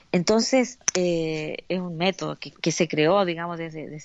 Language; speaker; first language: Spanish; native; Spanish